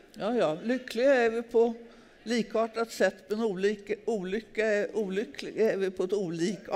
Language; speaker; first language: Swedish; native; Swedish